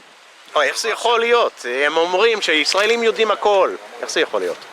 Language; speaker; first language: Hebrew; non-native, fluent; English